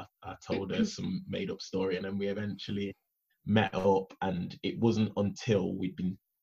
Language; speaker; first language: English; native; English